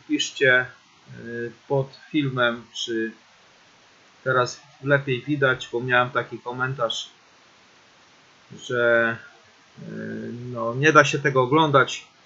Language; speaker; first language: Polish; native; Polish